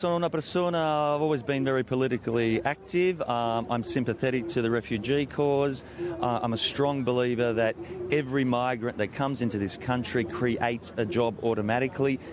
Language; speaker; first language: English; early bilingual, other home language; Italian